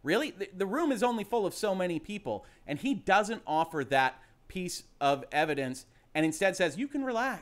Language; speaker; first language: English; native; English